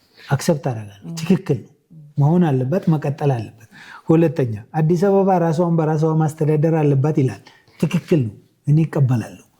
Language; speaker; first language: Amharic; non-native, local second language; Oromo